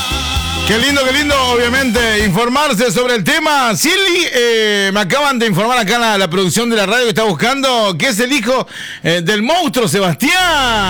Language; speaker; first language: Spanish; native; Spanish